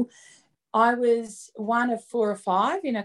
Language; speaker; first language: English; native; English